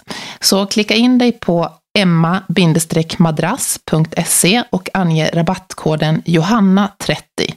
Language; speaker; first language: Swedish; native; Swedish